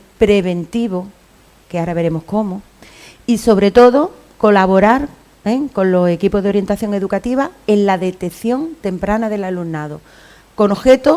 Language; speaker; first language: Spanish; native; Spanish